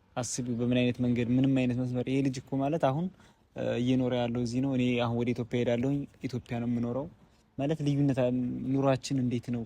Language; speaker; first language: Amharic; native; Amharic